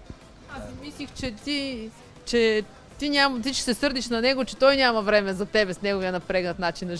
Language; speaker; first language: Bulgarian; native; Bulgarian